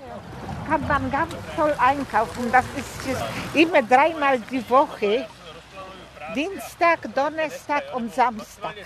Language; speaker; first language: German; non-native, fluent; Polish